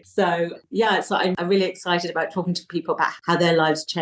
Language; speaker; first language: English; native; English